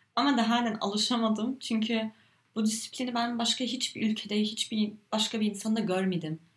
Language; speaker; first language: Turkish; early bilingual, heritage; Turkish